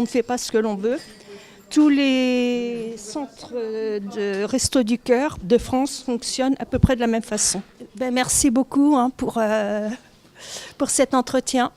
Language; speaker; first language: French; native; French